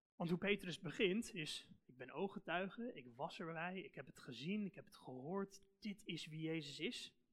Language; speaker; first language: Dutch; non-native, fluent; English